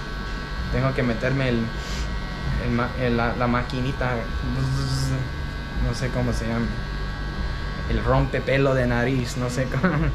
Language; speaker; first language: Spanish; early bilingual, heritage; Spanish